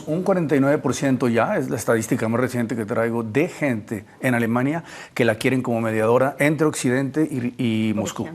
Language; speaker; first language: Spanish; native; Spanish